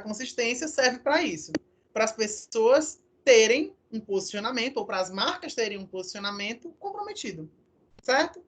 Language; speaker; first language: Portuguese; native; Portuguese